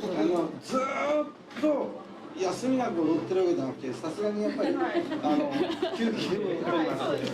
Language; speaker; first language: Japanese; native; Japanese